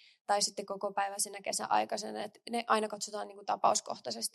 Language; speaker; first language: Finnish; native; Finnish